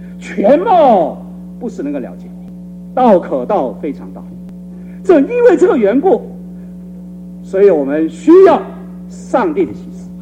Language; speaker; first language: Chinese; non-native, local second language; Cantonese